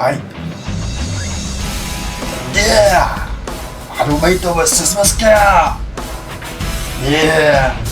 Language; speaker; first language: Japanese; non-native, learner; Indonesian